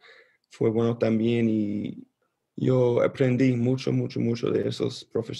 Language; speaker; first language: Spanish; early bilingual, heritage; Spanish